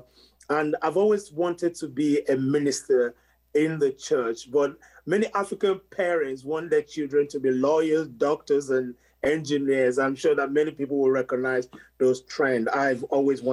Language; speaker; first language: English; non-native, local second language; Yoruba